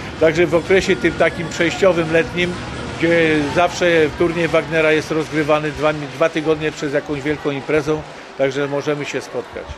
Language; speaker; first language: Polish; native; Polish